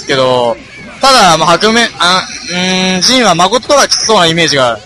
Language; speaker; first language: Japanese; native; Japanese